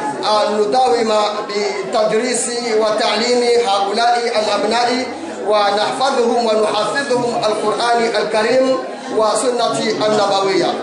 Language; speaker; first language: Arabic; non-native, local second language; Comorian